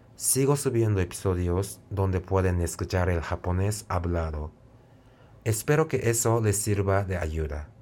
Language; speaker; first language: Spanish; non-native, fluent; Japanese